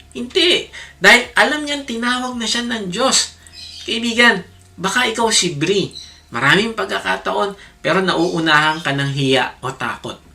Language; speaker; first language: Filipino; native; Filipino